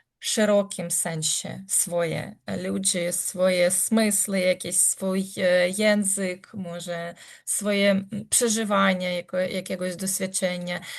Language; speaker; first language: Polish; non-native, learner; Ukrainian